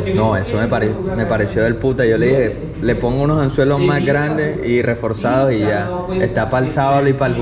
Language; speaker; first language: Spanish; native; Spanish